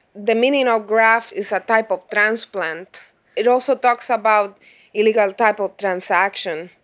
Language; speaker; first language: English; non-native, fluent; Spanish